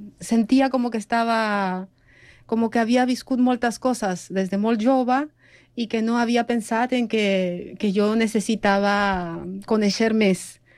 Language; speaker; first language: Catalan; non-native, fluent; Spanish